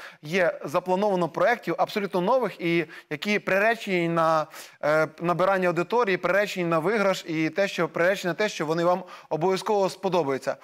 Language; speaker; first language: Ukrainian; native; Ukrainian